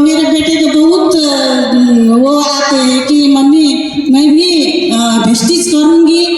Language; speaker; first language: Hindi; non-native, learner; Nepali